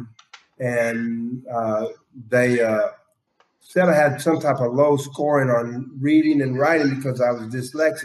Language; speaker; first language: English; native; English